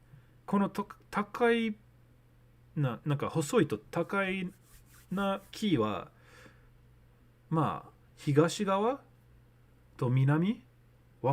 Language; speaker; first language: Japanese; non-native, learner; English